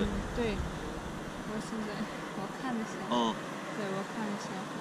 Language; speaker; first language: Chinese; non-native, fluent; Russian